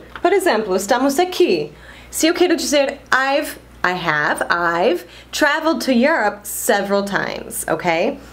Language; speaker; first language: Portuguese; non-native, fluent; English